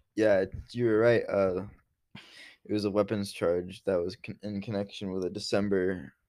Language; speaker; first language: English; native; English